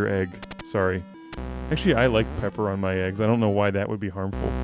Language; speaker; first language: English; native; English